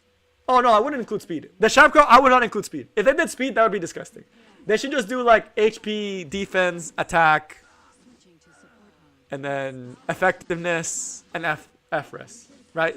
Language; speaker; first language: English; native; English